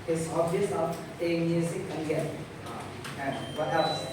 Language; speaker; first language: English; non-native, fluent; Indonesian